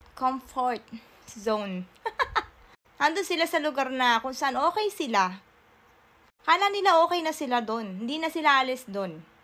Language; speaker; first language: Filipino; native; Filipino